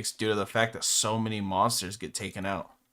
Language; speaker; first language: English; native; English